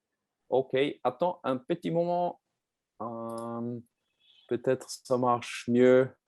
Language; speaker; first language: French; non-native, learner; German